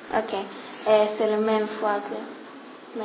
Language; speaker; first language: French; non-native, learner; English